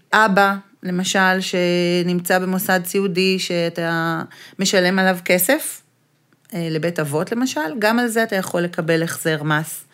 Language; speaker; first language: Hebrew; native; Hebrew